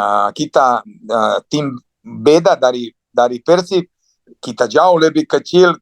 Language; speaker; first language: Indonesian; non-native, fluent; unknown